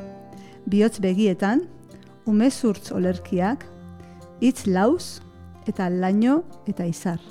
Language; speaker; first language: Basque; native; Basque